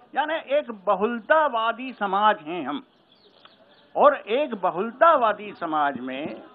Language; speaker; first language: Hindi; native; Hindi